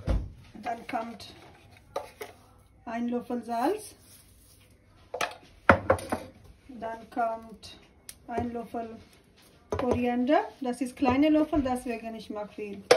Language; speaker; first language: German; non-native, learner; Urdu